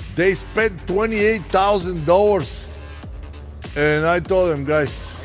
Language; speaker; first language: English; non-native, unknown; Bulgarian